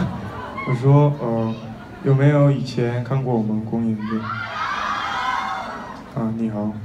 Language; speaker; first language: Chinese; non-native, fluent; Korean